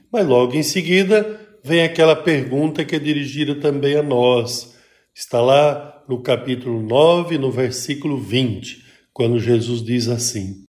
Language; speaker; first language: Portuguese; native; Portuguese